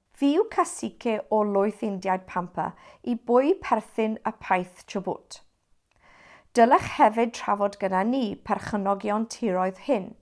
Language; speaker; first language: Welsh; non-native, local second language; English